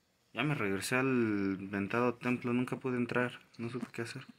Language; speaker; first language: Spanish; native; Spanish